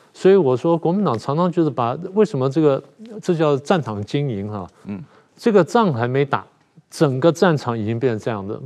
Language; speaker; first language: Chinese; native; Chinese